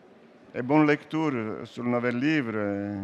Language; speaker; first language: French; non-native, learner; Serbian